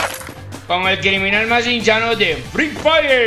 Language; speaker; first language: Spanish; native; Spanish